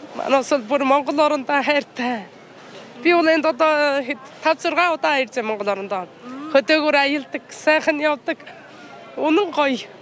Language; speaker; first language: Mongolian; native; Mongolian